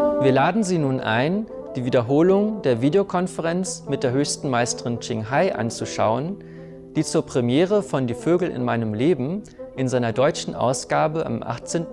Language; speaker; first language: German; native; German